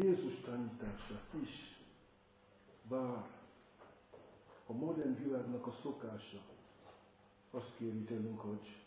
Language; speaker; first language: Hungarian; non-native, fluent; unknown